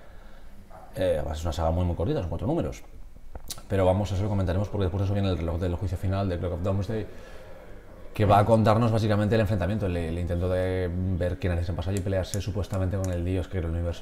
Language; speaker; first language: Spanish; native; Spanish